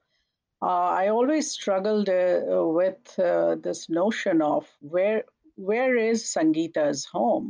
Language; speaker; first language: English; non-native, local second language; Hindi